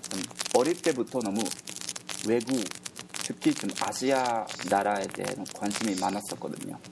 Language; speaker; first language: Korean; non-native, fluent; Japanese